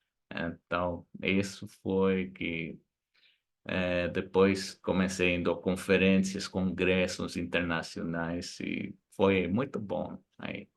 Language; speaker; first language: Portuguese; non-native, fluent; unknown